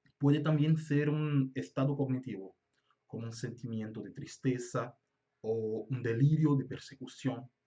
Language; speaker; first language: Spanish; non-native, fluent; Portuguese